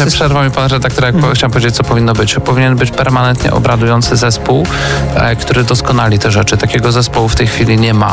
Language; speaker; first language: Polish; native; Polish